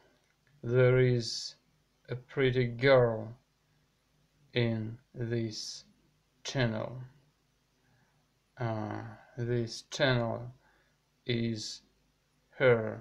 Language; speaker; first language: English; non-native, learner; Russian